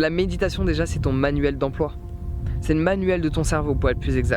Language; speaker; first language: French; native; French